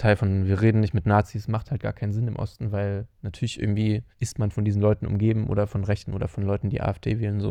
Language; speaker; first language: German; native; German